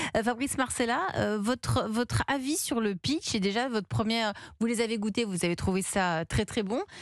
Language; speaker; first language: French; native; French